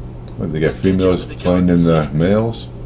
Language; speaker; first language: English; native; English